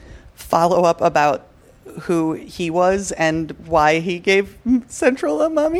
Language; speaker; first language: English; native; English